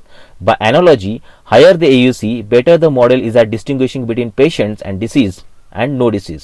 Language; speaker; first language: English; non-native, local second language; Marathi